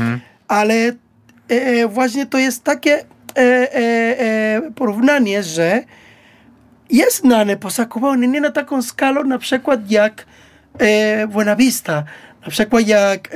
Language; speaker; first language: Polish; non-native, learner; Spanish